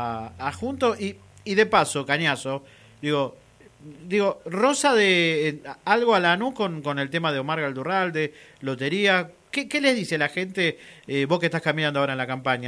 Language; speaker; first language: Spanish; native; Spanish